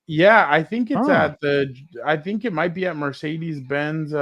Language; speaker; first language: English; native; English